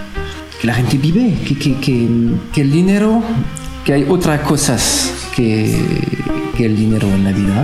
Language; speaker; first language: Spanish; non-native, fluent; French